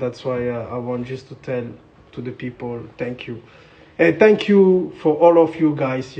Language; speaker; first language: English; non-native, learner; French